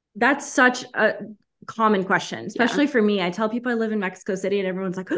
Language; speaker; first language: English; early bilingual, heritage; Spanish